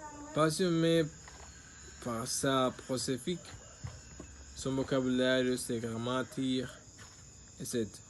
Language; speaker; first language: French; non-native, learner; Spanish